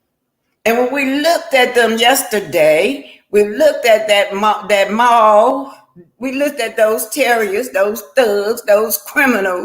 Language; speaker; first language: English; native; English